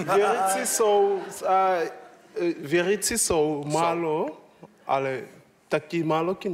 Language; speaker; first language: Czech; non-native, learner; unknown